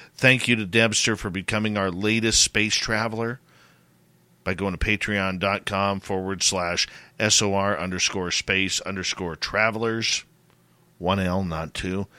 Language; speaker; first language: English; native; English